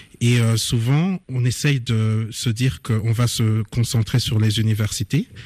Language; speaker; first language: French; non-native, local second language; Lingala